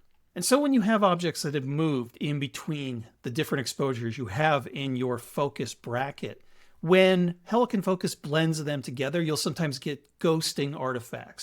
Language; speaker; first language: English; native; English